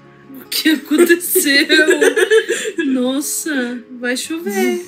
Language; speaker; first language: Portuguese; non-native, fluent; Russian